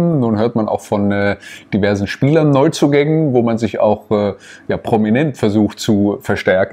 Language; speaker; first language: German; native; German